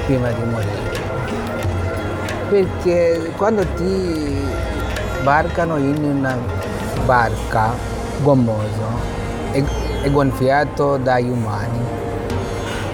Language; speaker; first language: Italian; non-native, fluent; Bangla